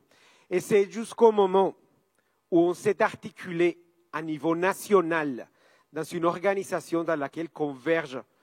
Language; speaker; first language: French; non-native, fluent; Spanish